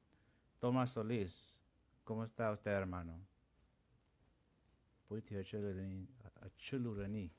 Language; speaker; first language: Spanish; non-native, local second language; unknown